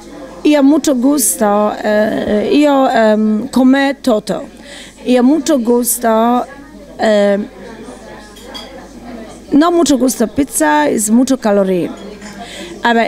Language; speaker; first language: Italian; non-native, learner; Polish